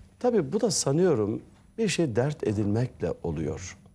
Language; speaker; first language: Turkish; native; Turkish